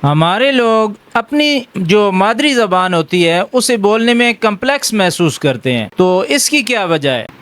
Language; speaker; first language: Urdu; non-native, local second language; Punjabi